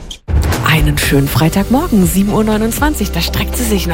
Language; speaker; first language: German; native; German